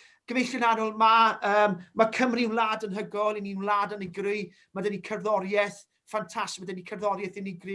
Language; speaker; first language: Welsh; native; Welsh